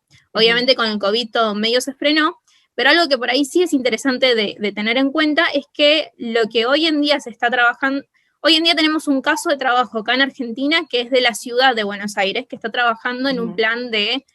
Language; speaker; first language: Spanish; native; Spanish